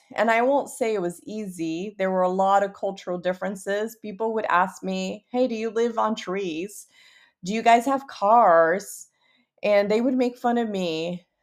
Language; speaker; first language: English; early bilingual, other home language; Portuguese